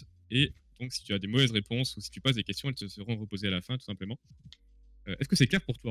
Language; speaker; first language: French; native; French